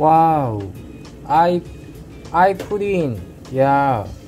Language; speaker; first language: English; non-native, learner; Korean